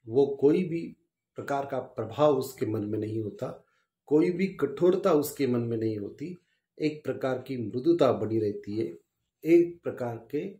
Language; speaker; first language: Hindi; non-native, local second language; Marathi